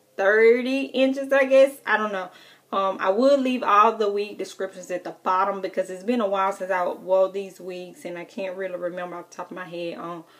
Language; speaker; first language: English; native; English